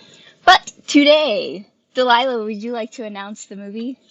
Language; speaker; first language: English; native; English